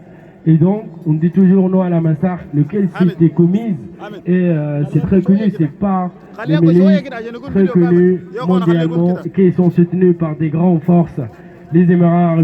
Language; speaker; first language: French; non-native, fluent; Arabic